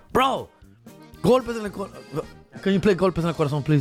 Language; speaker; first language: Spanish; early bilingual, heritage; Spanish